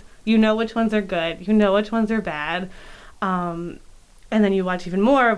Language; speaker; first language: English; native; English